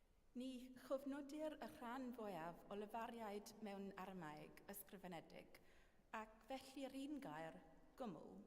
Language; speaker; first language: Welsh; non-native, fluent; English